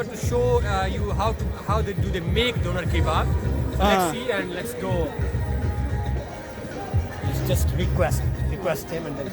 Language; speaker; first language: English; non-native, learner; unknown